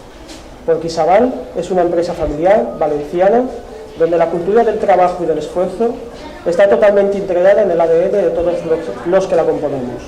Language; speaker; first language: Spanish; native; Spanish